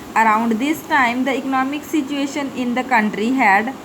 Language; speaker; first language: English; non-native, local second language; Punjabi